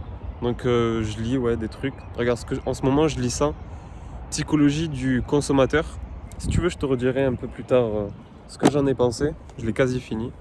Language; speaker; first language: French; native; French